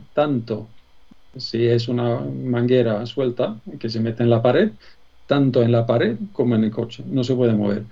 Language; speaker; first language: Spanish; non-native, fluent; Swedish